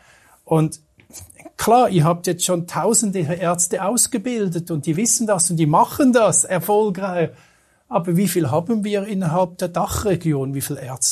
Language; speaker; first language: German; native; German